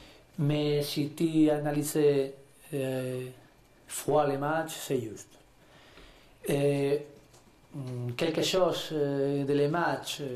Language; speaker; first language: French; non-native, learner; Spanish